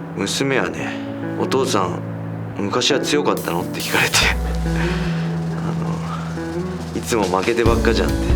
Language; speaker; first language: Japanese; native; Japanese